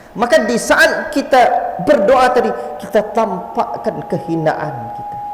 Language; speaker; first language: Malay; native; Malay